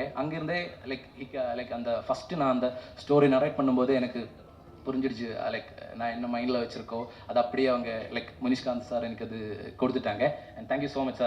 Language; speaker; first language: Tamil; non-native, learner; Malayalam